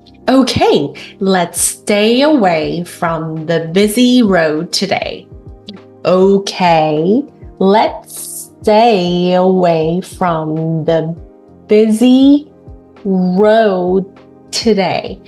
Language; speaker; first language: English; non-native, fluent; Korean